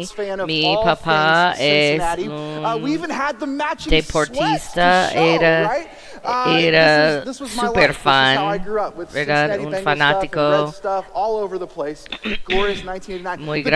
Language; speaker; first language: Spanish; non-native, fluent; English